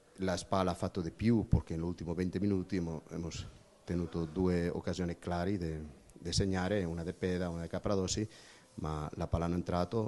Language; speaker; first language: Italian; non-native, learner; Spanish